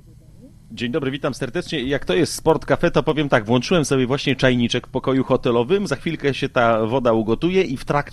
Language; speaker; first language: Polish; native; Polish